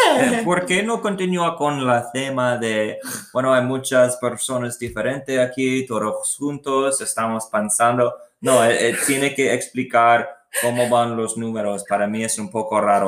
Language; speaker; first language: Spanish; non-native, learner; English